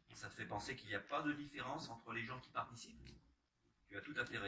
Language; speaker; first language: French; native; French